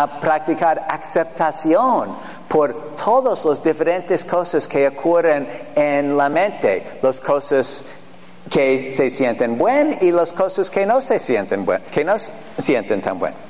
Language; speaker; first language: Spanish; non-native, fluent; English